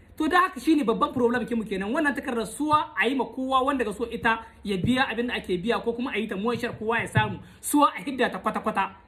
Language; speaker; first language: Hausa; native; Hausa